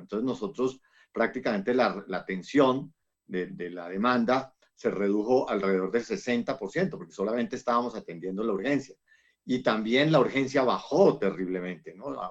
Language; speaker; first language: Spanish; native; Spanish